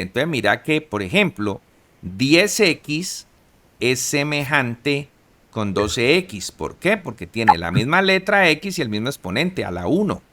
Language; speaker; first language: Spanish; native; Spanish